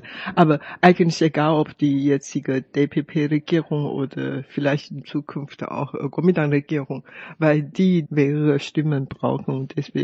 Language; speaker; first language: German; non-native, fluent; Chinese